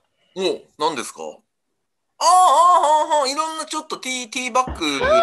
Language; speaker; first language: Japanese; native; Japanese